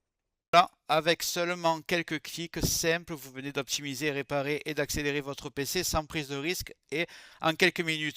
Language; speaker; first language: French; native; French